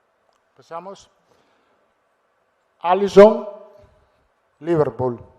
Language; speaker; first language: Spanish; non-native, fluent; Italian